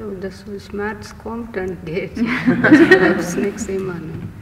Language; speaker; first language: German; non-native, learner; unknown